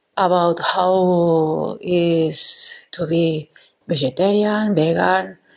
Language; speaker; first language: English; non-native, learner; Spanish